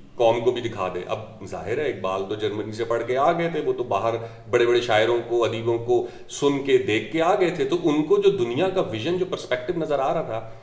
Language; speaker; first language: Urdu; native; Urdu